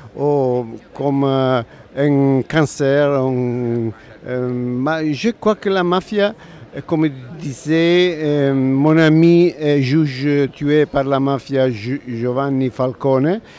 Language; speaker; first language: French; non-native, learner; Italian